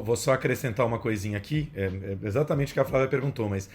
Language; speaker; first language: Portuguese; native; Portuguese